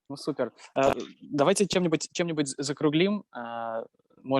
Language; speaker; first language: Russian; native; Russian